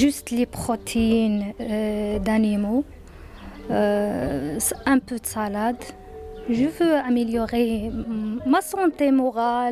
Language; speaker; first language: French; non-native, learner; Berber languages